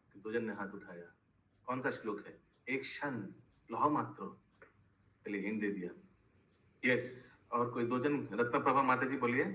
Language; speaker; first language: Hindi; non-native, local second language; Bangla